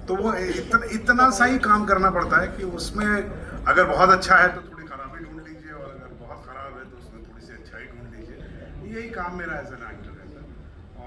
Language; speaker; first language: Hindi; native; Hindi